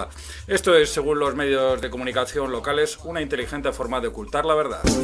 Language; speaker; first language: Spanish; native; Spanish